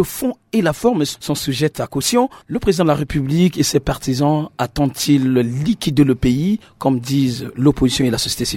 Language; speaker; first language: French; non-native, local second language; Sango